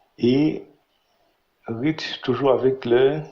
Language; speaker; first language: French; non-native, learner; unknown